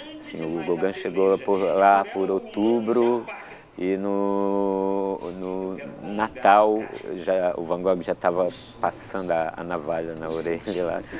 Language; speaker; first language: Portuguese; native; Portuguese